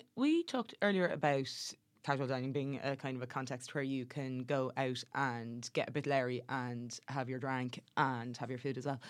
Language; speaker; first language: English; native; English